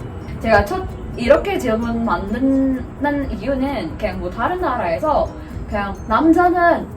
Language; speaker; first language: Korean; non-native, learner; Indonesian